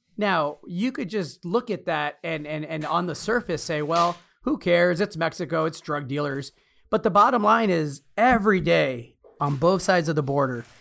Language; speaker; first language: English; early bilingual, other home language; Spanish